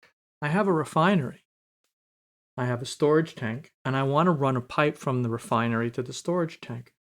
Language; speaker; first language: English; native; English